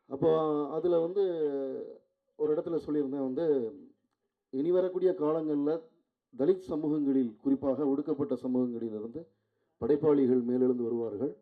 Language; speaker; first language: Tamil; native; Tamil